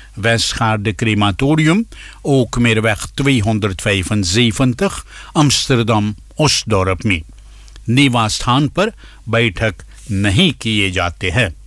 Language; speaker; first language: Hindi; early bilingual, heritage; Hindi